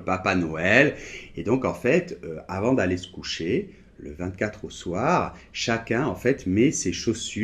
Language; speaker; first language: French; native; French